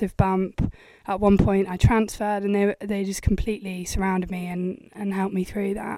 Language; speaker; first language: English; native; English